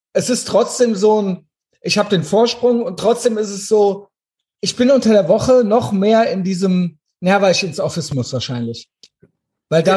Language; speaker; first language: German; native; German